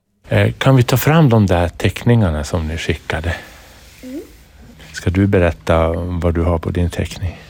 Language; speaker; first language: Swedish; native; Swedish